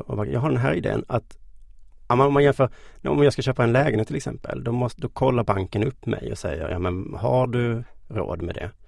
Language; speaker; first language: Swedish; native; Swedish